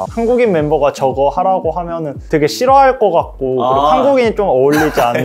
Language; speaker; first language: Korean; native; Korean